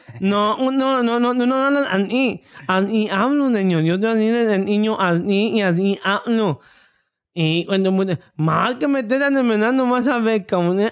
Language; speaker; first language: Spanish; early bilingual, heritage; English